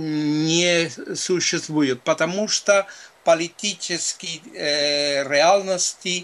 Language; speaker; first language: Russian; non-native, fluent; Spanish